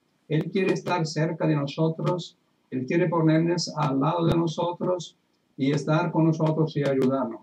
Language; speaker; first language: Spanish; non-native, fluent; Italian